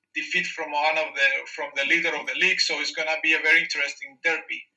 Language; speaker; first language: English; non-native, fluent; Greek